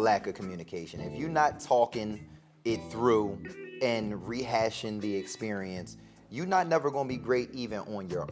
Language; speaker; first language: English; native; English